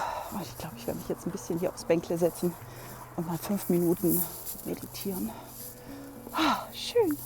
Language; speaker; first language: German; native; German